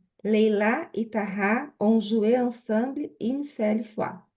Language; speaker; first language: French; non-native, learner; Portuguese